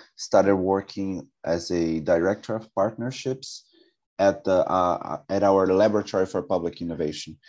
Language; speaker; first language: English; non-native, fluent; Portuguese